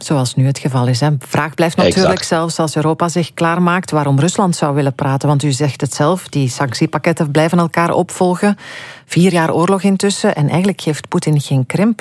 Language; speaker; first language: Dutch; native; Dutch